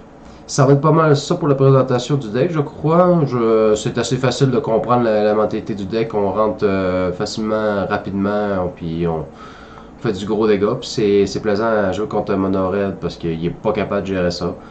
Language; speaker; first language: French; native; French